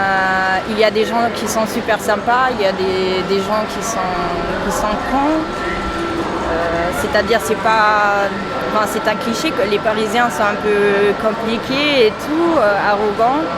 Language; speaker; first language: French; non-native, fluent; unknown